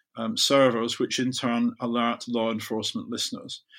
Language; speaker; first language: English; native; English